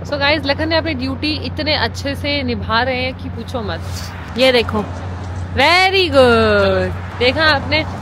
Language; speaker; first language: Hindi; native; Hindi